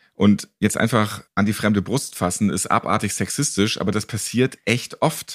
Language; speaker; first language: German; native; German